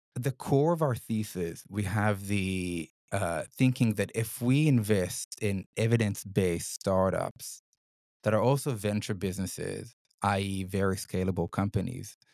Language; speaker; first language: English; non-native, fluent; Hebrew